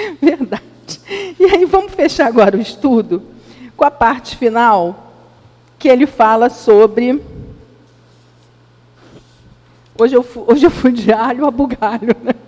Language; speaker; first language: Portuguese; native; Portuguese